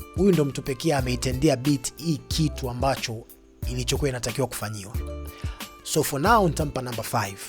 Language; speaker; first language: Swahili; native; Swahili